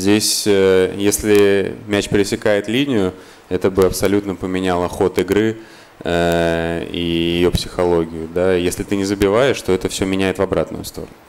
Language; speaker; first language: Russian; native; Russian